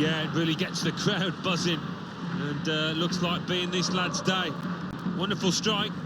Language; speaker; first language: English; native; English